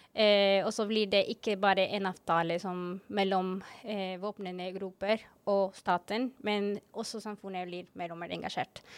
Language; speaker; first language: Norwegian; non-native, fluent; Spanish